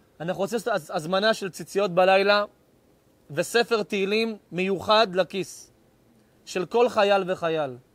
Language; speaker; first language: Hebrew; native; Hebrew